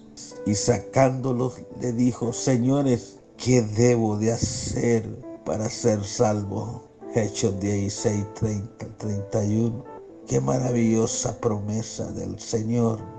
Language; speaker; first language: Spanish; native; Spanish